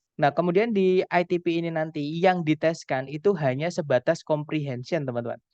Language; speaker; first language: Indonesian; non-native, local second language; Javanese